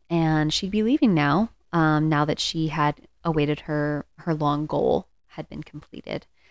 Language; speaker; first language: English; native; English